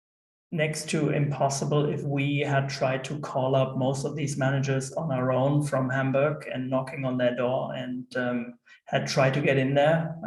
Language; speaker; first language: English; non-native, fluent; German